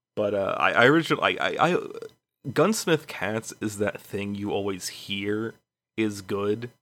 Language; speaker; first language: English; native; English